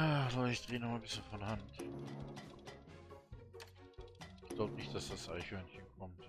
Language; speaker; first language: German; native; German